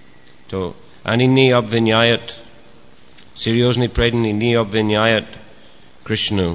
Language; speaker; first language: Russian; non-native, fluent; English